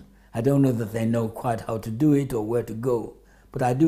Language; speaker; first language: English; native; English